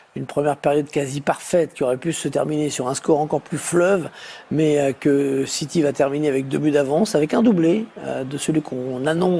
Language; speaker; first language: French; native; French